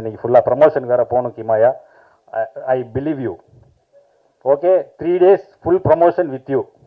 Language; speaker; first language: Tamil; native; Tamil